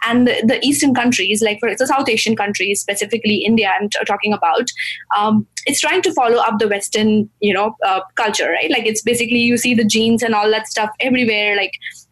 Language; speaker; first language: English; non-native, local second language; Gujarati